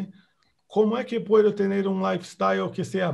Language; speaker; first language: Spanish; non-native, fluent; Portuguese